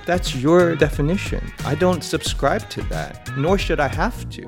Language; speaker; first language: English; early bilingual, other home language; Chinese